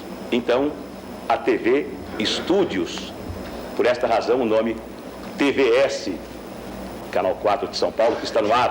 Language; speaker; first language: Portuguese; native; Portuguese